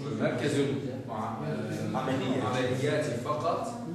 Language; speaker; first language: Arabic; non-native, fluent; Turkish